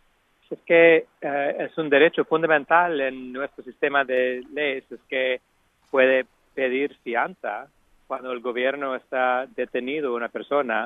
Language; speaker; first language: Spanish; non-native, fluent; English